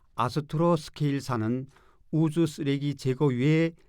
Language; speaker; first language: Korean; native; Korean